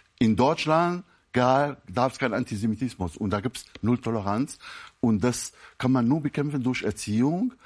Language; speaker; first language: German; non-native, fluent; Arabic